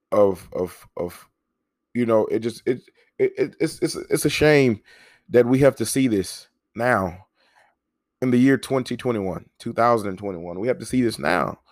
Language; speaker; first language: English; native; English